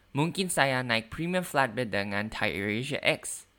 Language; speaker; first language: Indonesian; non-native, learner; Thai